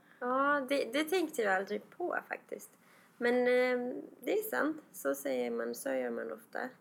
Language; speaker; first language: Swedish; non-native, fluent; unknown